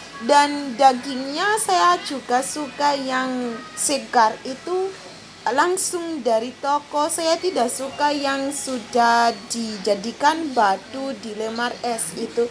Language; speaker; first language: Indonesian; non-native, fluent; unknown